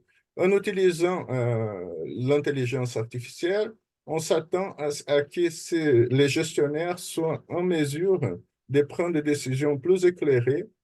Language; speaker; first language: French; non-native, fluent; Portuguese